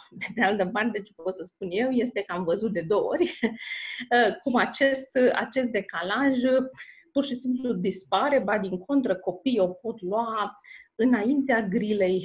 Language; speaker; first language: Romanian; native; Romanian